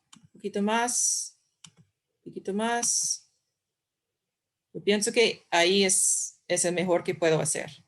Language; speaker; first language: Spanish; non-native, fluent; English